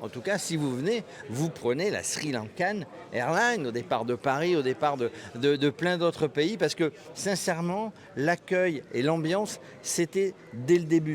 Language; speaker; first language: French; native; French